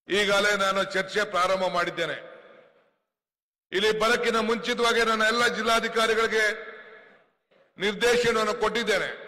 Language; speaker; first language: Kannada; native; Kannada